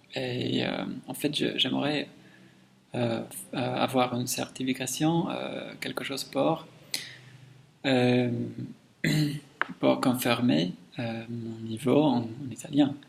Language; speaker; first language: French; non-native, learner; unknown